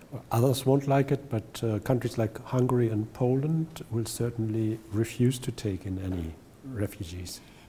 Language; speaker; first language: English; non-native, fluent; German